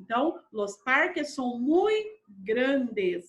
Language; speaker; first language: Spanish; non-native, fluent; Portuguese